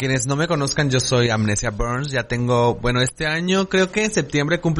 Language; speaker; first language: Spanish; native; Spanish